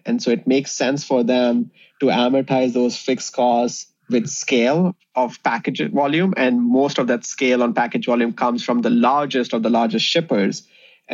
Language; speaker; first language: English; non-native, local second language; Hindi